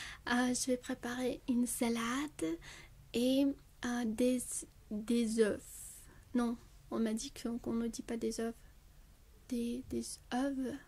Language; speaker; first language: French; non-native, fluent; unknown